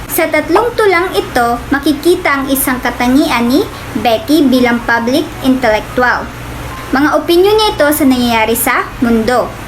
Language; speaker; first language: Filipino; non-native, local second language; Cebuano